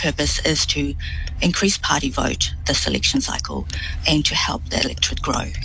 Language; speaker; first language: English; native; English